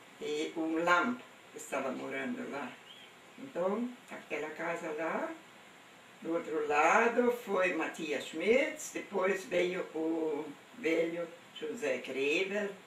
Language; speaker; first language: Portuguese; non-native, local second language; German